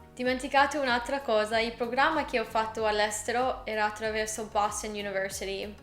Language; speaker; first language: Italian; non-native, fluent; English